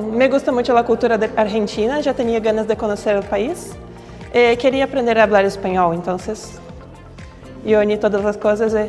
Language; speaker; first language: Spanish; non-native, fluent; Portuguese